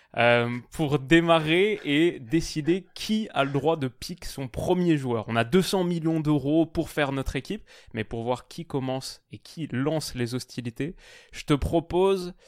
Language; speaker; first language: French; native; French